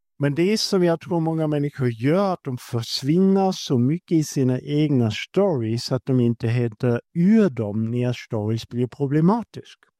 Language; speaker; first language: Swedish; non-native, fluent; German